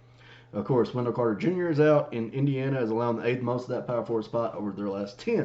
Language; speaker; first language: English; native; English